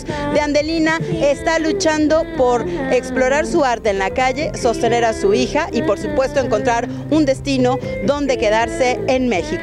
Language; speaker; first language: Spanish; native; Spanish